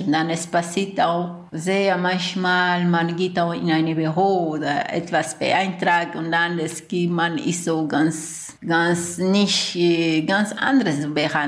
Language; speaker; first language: German; non-native, learner; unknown